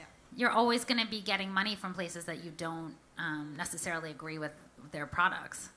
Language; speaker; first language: English; native; English